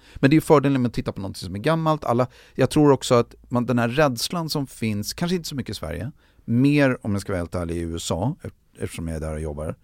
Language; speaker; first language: Swedish; native; Swedish